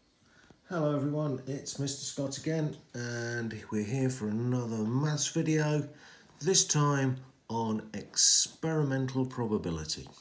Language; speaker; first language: English; native; English